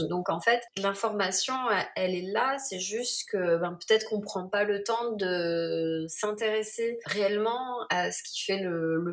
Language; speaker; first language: French; native; French